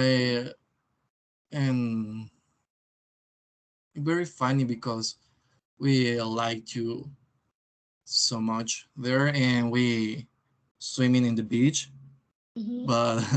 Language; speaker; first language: English; non-native, learner; Spanish